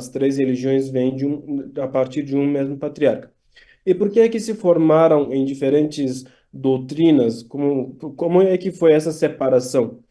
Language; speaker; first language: Portuguese; non-native, fluent; Turkish